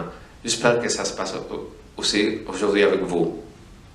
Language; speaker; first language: French; non-native, fluent; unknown